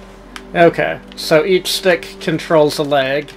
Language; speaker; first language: English; native; English